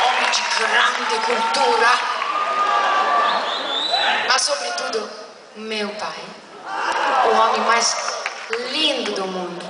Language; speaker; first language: Portuguese; non-native, learner; Italian